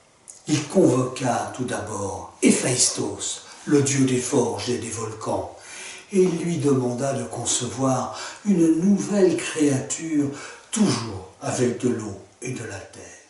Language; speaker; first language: French; native; French